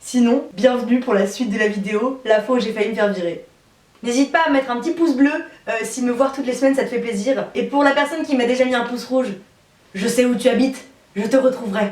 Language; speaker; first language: French; native; French